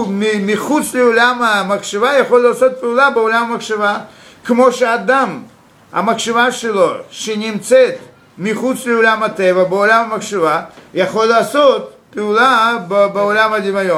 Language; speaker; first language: Hebrew; non-native, fluent; Russian